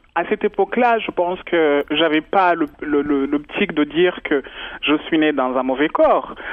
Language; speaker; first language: French; non-native, local second language; Kinyarwanda